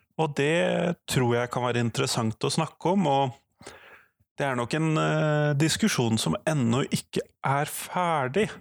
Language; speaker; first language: Norwegian; native; Norwegian